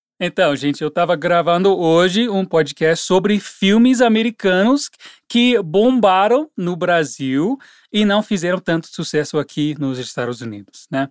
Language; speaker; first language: Portuguese; non-native, fluent; English